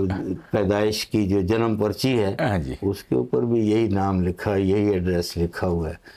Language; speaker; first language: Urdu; non-native, local second language; Punjabi